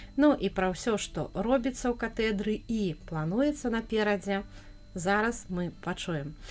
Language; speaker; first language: Belarusian; native; Belarusian